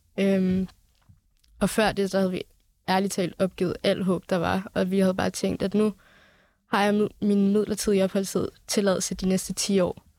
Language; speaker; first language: Danish; early bilingual, other home language; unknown